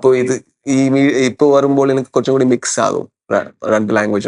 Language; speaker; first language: Malayalam; non-native, learner; Kannada